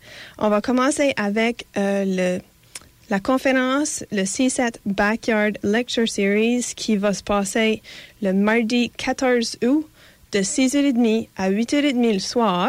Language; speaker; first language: French; native; French